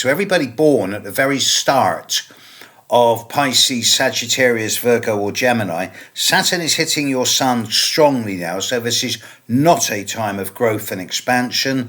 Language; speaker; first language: English; native; English